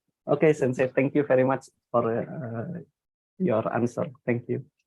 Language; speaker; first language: English; non-native, learner; Indonesian